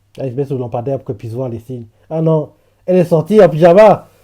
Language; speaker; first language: French; native; French